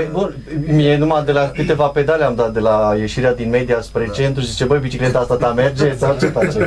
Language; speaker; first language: Romanian; native; Romanian